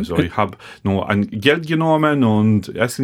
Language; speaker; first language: German; non-native, fluent; Russian